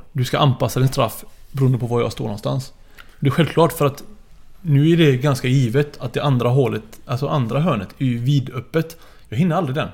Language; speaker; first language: Swedish; early bilingual, other home language; Arabic